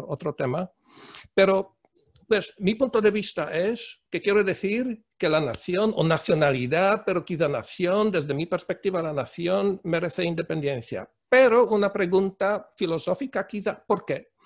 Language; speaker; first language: Spanish; non-native, fluent; Polish